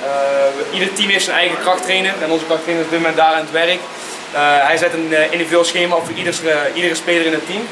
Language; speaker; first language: Dutch; native; Dutch